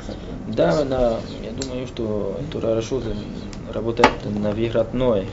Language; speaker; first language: Russian; non-native, learner; French